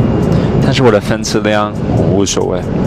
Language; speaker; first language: Chinese; non-native, fluent; English